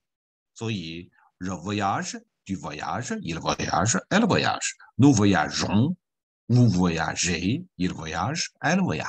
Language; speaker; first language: French; non-native, fluent; Chinese